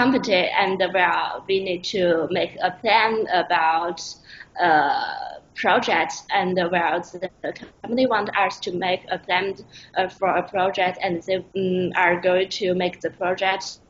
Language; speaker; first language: English; non-native, learner; Chinese